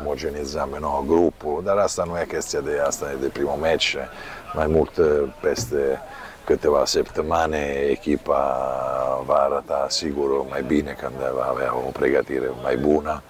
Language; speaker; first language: Romanian; non-native, fluent; Italian